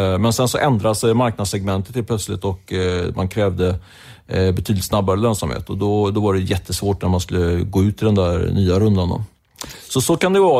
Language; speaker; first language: Swedish; native; Swedish